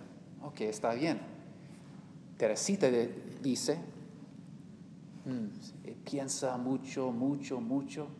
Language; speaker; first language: Spanish; non-native, learner; English